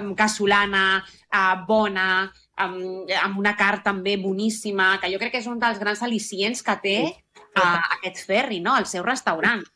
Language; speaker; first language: Catalan; non-native, local second language; Spanish